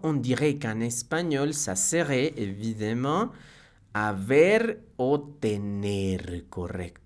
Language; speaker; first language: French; non-native, fluent; Spanish